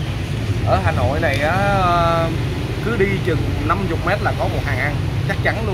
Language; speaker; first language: Vietnamese; native; Vietnamese